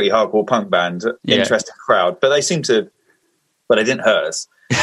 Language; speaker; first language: English; native; English